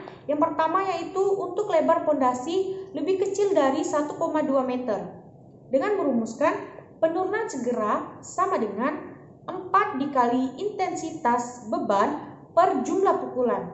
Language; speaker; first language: Indonesian; native; Indonesian